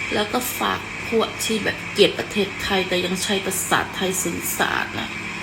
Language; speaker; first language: Thai; non-native, fluent; Khmer